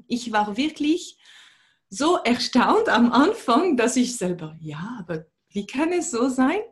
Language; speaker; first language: German; non-native, fluent; French